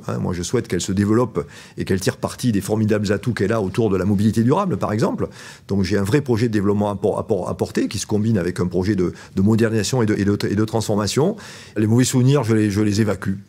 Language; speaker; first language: French; native; French